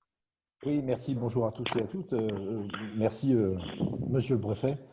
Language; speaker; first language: French; native; French